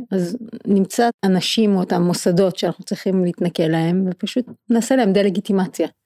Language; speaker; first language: Hebrew; native; Hebrew